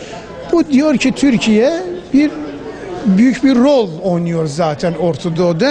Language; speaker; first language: Turkish; non-native, fluent; Persian